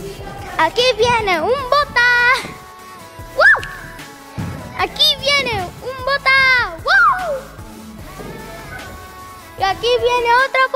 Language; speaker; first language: Spanish; early bilingual, heritage; Spanish